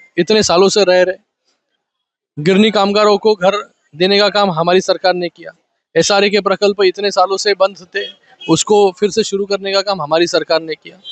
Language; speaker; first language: Hindi; non-native, local second language; Marathi